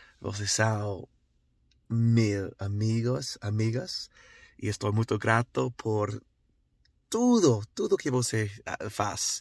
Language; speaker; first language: Portuguese; non-native, learner; Spanish